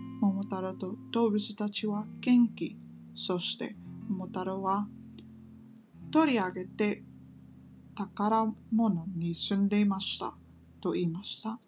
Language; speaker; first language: Japanese; non-native, learner; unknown